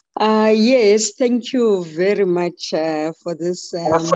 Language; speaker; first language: English; non-native, local second language; Tswana